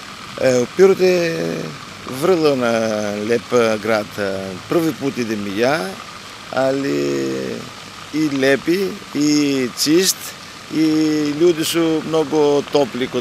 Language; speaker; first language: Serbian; non-native, learner; Greek